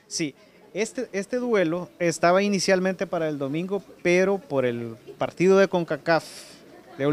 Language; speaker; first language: Spanish; native; Spanish